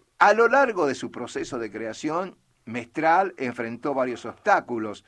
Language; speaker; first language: Spanish; native; Spanish